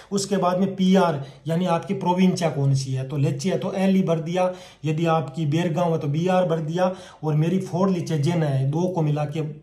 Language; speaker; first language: Hindi; native; Hindi